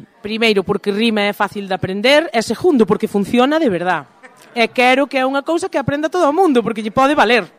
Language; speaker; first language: Galician; native; Galician